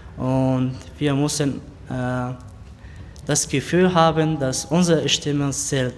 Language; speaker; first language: German; non-native, learner; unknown